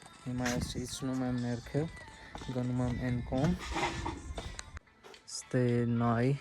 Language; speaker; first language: Armenian; non-native, learner; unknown